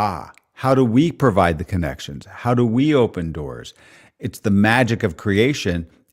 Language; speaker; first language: English; native; English